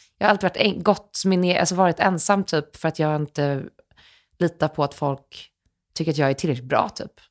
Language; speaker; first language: Swedish; native; Swedish